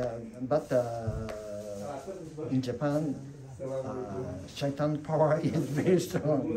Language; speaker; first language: English; non-native, learner; Japanese